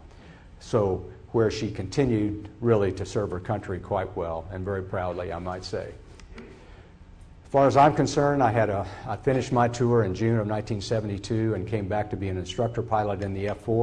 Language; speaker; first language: English; native; English